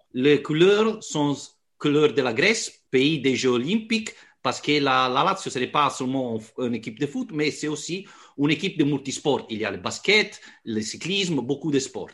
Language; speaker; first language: French; non-native, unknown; Italian